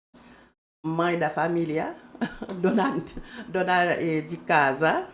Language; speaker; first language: Portuguese; non-native, learner; Haitian Creole